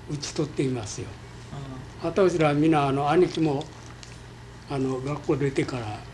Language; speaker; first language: Japanese; native; Japanese